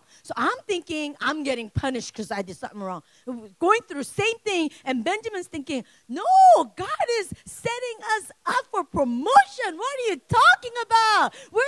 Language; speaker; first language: English; native; English